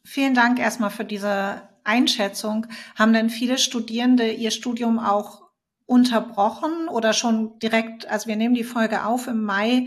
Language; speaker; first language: German; native; German